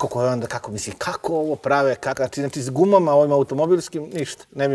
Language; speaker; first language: Serbian; native; Serbian